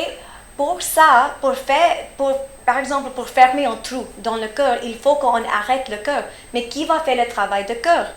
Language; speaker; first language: French; early bilingual, heritage; French